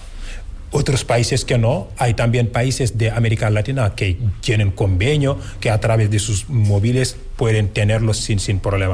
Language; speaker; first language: Spanish; non-native, fluent; Wolof